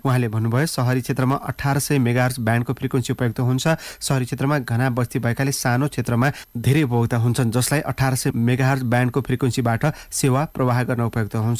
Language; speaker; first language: Nepali; native; Nepali